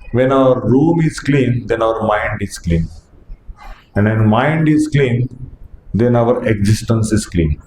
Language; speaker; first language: English; non-native, local second language; Hindi